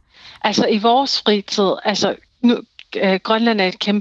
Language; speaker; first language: Danish; non-native, local second language; Kalaallisut